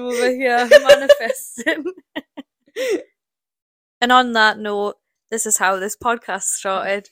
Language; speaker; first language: English; native; English